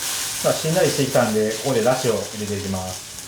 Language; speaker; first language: Japanese; native; Japanese